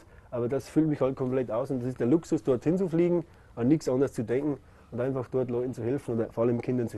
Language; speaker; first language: German; native; German